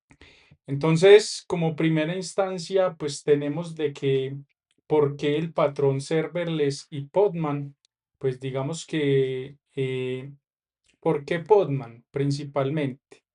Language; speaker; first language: Spanish; native; Spanish